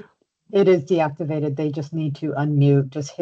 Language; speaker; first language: English; native; English